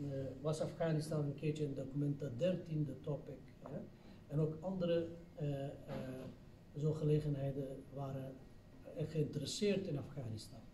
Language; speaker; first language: Dutch; non-native, fluent; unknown